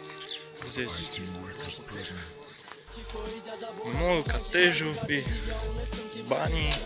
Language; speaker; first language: Russian; non-native, learner; Tajik